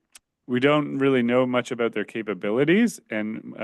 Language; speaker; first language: English; native; English